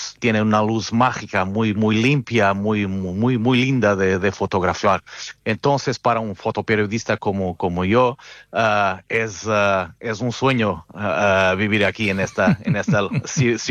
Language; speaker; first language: Spanish; non-native, fluent; Portuguese